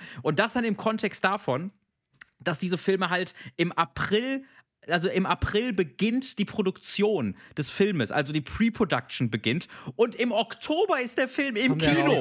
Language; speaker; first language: German; native; German